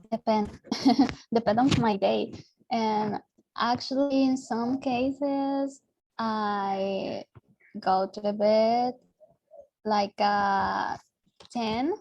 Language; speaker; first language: English; non-native, learner; Spanish